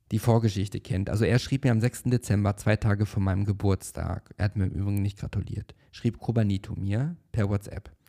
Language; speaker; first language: German; native; German